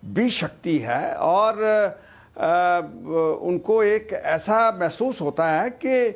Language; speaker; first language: Hindi; non-native, local second language; Punjabi